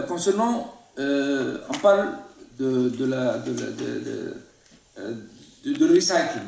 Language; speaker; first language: French; non-native, local second language; Arabic